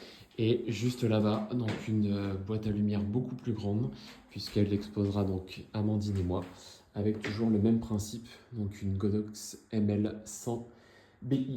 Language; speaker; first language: French; native; French